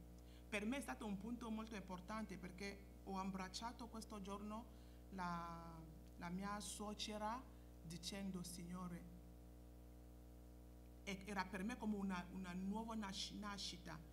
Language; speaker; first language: Italian; non-native, fluent; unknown